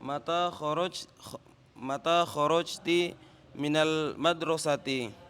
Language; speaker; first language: Arabic; non-native, learner; Indonesian